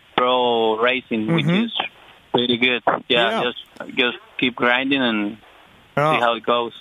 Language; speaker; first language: English; non-native, fluent; Spanish